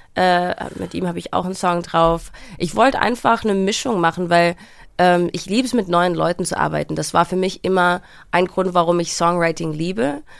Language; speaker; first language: German; early bilingual, heritage; English